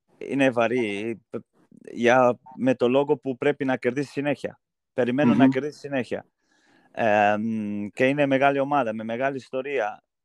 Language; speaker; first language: Greek; non-native, fluent; Portuguese